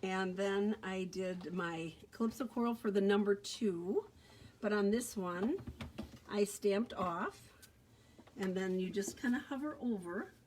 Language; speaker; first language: English; native; English